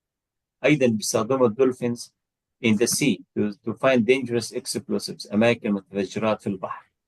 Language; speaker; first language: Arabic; native; Arabic